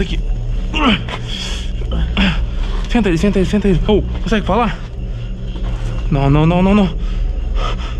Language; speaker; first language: Portuguese; native; Portuguese